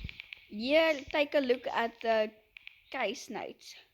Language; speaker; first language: English; native; English